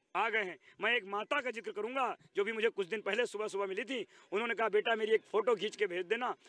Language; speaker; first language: Hindi; native; Hindi